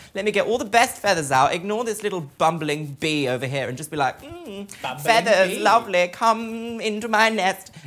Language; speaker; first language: English; native; English